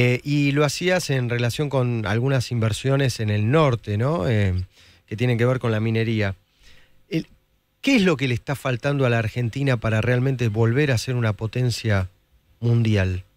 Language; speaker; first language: Spanish; native; Spanish